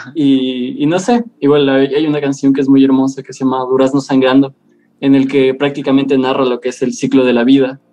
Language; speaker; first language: Spanish; native; Spanish